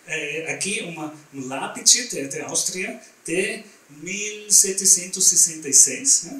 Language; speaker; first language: Portuguese; non-native, learner; German